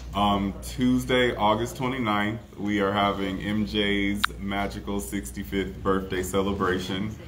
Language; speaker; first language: English; native; English